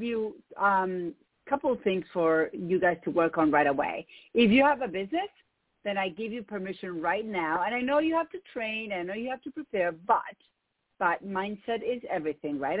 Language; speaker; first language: English; non-native, fluent; Spanish